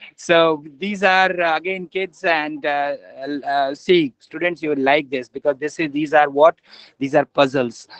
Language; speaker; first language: English; non-native, local second language; Hindi